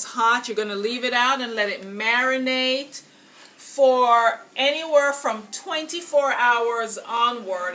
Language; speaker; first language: English; native; English